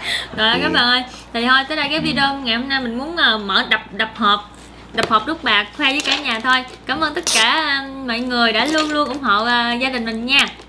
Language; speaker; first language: Vietnamese; native; Vietnamese